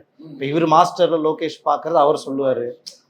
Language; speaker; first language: Tamil; native; Tamil